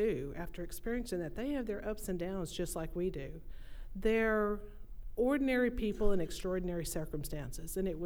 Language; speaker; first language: English; native; English